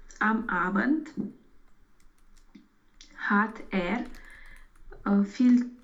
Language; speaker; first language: German; non-native, learner; Romanian